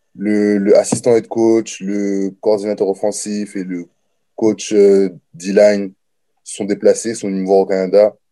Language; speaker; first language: French; native; French